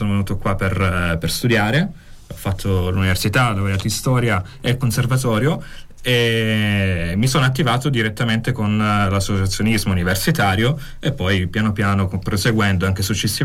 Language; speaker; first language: Italian; native; Italian